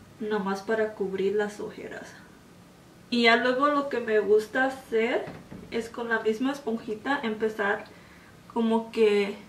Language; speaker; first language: Spanish; early bilingual, heritage; Spanish